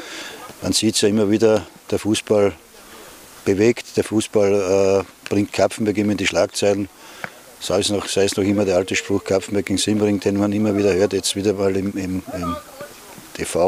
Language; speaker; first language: German; native; German